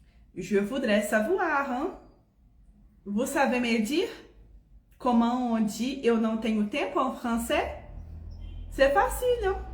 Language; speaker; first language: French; non-native, fluent; Portuguese